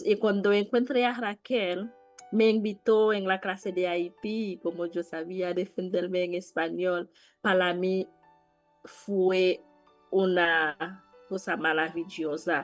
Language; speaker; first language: Spanish; non-native, learner; Haitian Creole